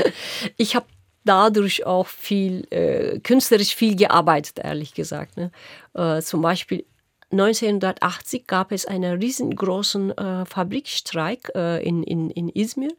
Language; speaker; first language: German; non-native, local second language; Turkish